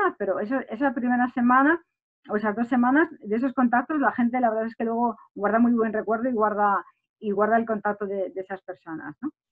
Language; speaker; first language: Spanish; native; Spanish